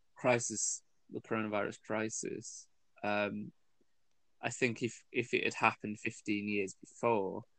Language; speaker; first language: English; native; English